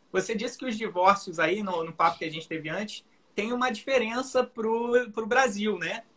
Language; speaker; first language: Portuguese; native; Portuguese